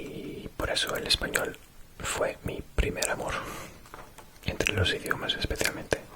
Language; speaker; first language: Spanish; non-native, fluent; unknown